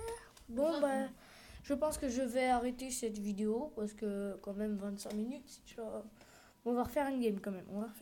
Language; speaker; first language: French; native; French